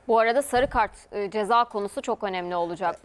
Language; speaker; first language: Turkish; native; Turkish